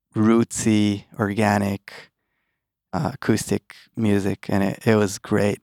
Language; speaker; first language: English; early bilingual, other home language; Hebrew